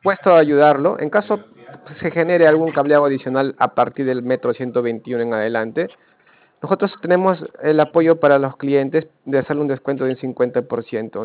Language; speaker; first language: Spanish; native; Spanish